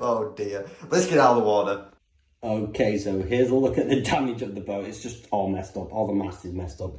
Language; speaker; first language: English; native; English